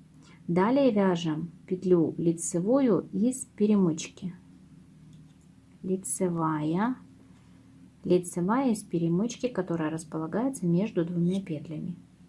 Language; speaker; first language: Russian; native; Russian